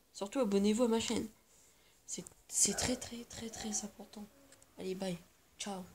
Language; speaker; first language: French; native; French